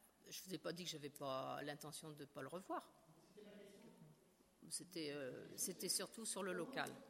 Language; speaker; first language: French; native; French